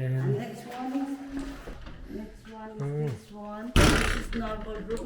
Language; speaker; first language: English; non-native, learner; Nepali